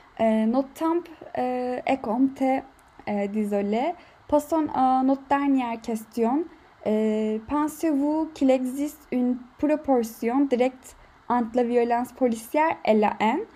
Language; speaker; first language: French; non-native, learner; Turkish